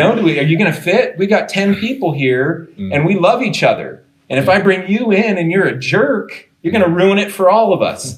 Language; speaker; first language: English; native; English